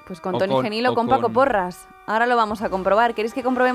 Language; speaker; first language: Spanish; native; Spanish